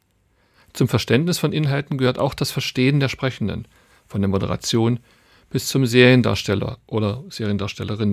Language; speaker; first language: German; native; German